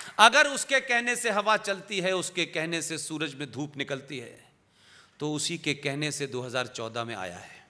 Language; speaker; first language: Hindi; native; Hindi